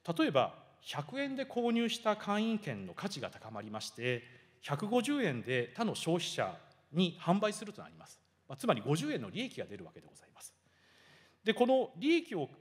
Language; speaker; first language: Japanese; native; Japanese